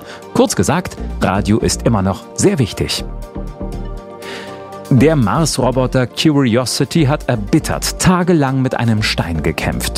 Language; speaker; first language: German; native; German